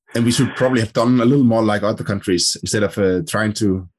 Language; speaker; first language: English; non-native, fluent; Danish